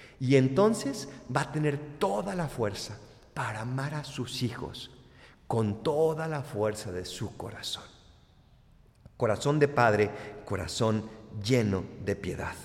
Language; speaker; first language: Spanish; native; Spanish